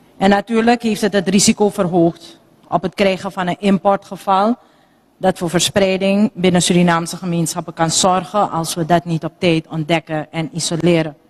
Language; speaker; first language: Dutch; native; Dutch